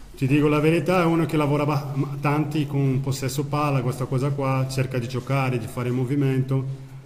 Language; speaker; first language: Italian; non-native, fluent; Portuguese